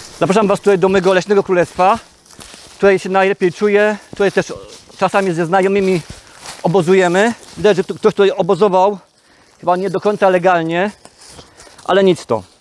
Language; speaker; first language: Polish; native; Polish